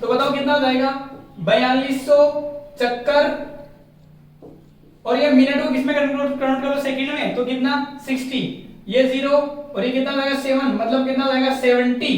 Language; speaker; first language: Hindi; native; Hindi